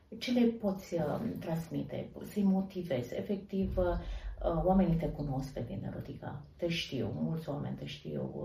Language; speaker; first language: Romanian; native; Romanian